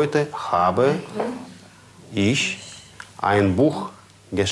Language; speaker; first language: German; non-native, fluent; Russian